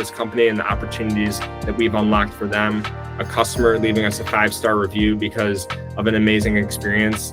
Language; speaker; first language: English; native; English